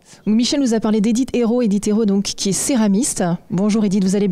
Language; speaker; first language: French; native; French